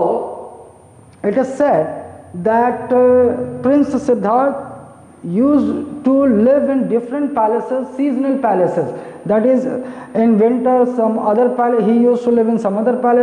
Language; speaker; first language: English; non-native, local second language; Hindi